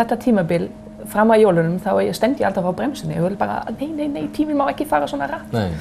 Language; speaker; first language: Icelandic; non-native, fluent; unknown